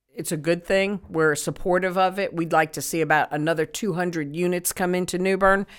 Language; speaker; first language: English; native; English